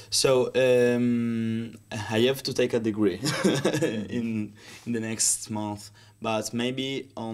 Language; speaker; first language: English; non-native, learner; Italian